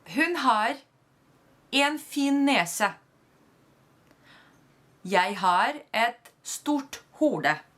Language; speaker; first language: Norwegian; non-native, fluent; Spanish